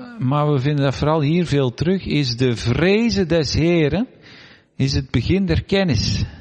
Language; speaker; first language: Dutch; native; Dutch